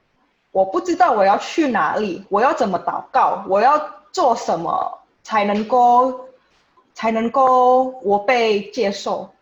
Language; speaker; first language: Chinese; non-native, fluent; Indonesian